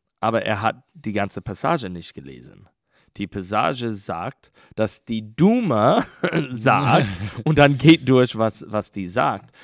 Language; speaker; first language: German; non-native, learner; English